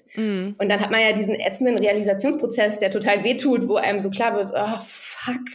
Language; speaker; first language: German; native; German